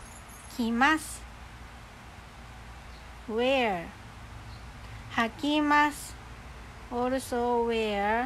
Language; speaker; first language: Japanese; non-native, fluent; Filipino